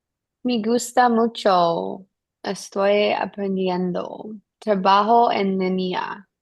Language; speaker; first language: Spanish; non-native, learner; English